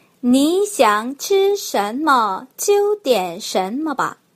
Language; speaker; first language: Chinese; non-native, fluent; Korean